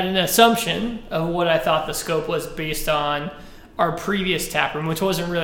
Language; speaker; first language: English; native; English